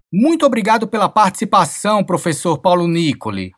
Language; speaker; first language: Portuguese; native; Portuguese